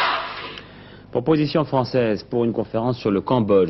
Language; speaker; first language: French; native; French